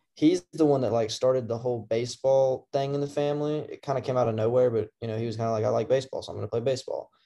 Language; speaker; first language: English; native; English